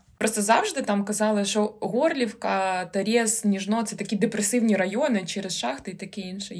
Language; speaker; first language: Ukrainian; non-native, local second language; Russian